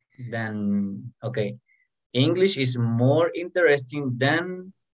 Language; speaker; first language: English; non-native, fluent; Spanish